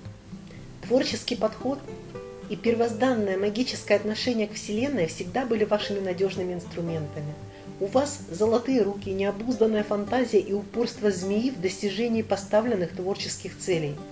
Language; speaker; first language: Russian; native; Russian